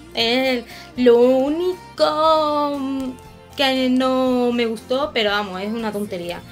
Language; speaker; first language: Spanish; native; Spanish